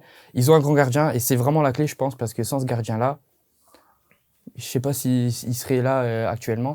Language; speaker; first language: French; native; French